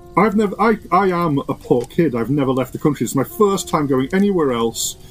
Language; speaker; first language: English; native; English